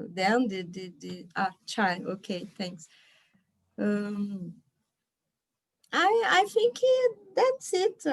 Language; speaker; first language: English; non-native, learner; Portuguese